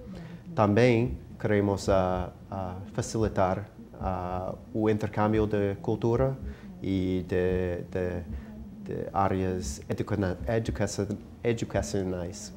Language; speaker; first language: Portuguese; non-native, fluent; English